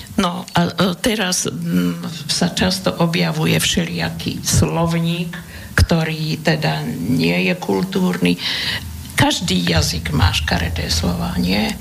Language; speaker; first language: Slovak; native; Slovak